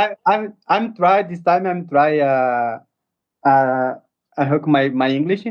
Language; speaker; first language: English; non-native, learner; Portuguese